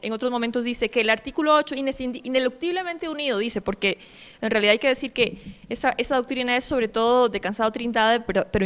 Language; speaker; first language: Spanish; native; Spanish